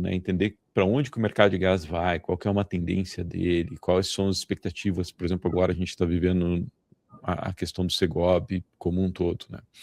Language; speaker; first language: Portuguese; native; Portuguese